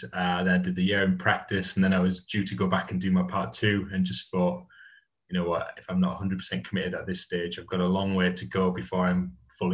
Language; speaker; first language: English; native; English